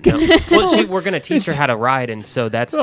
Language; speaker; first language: English; native; English